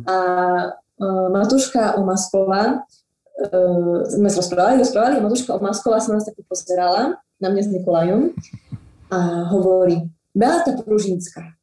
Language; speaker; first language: Slovak; non-native, local second language; Rusyn